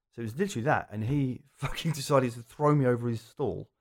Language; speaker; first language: English; native; English